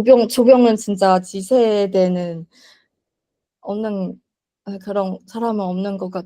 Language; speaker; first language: Korean; non-native, learner; Chinese